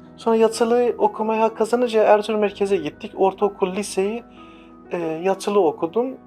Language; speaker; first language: Turkish; non-native, local second language; Kurdish